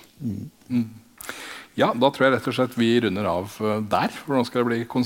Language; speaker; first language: Norwegian; native; Norwegian